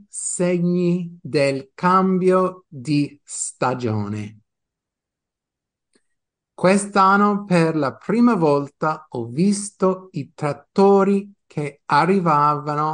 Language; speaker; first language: Italian; non-native, fluent; English